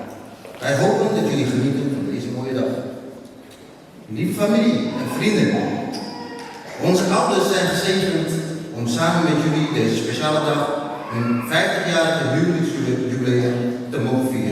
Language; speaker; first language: Dutch; early bilingual, other home language; Tamil